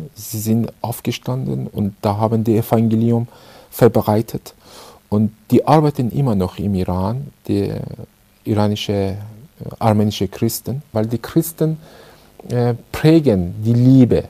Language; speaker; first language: German; non-native, learner; Persian